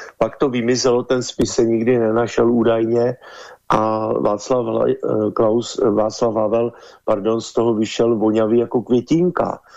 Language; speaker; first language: Czech; native; Czech